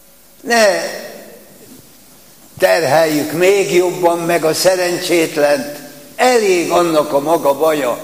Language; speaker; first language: Hungarian; native; Hungarian